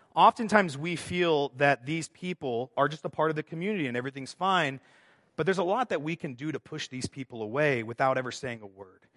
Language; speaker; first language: English; native; English